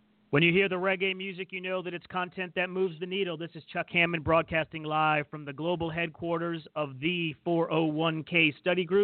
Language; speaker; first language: English; native; English